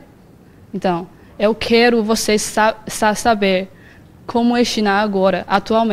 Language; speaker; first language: Portuguese; non-native, learner; Chinese